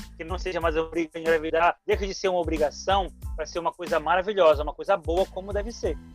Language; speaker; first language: Portuguese; native; Portuguese